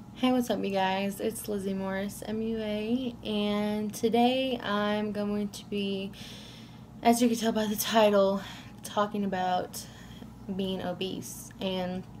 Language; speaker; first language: English; native; English